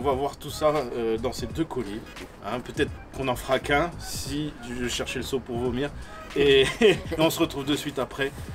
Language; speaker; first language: French; native; French